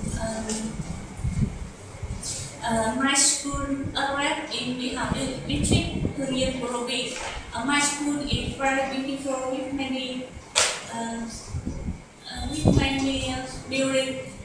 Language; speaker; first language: English; non-native, learner; Vietnamese